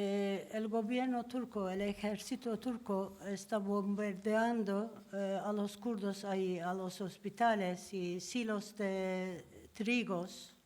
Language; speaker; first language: Spanish; non-native, learner; Turkish